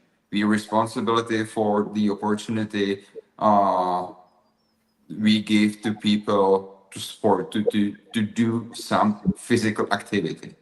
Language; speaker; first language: English; non-native, fluent; Czech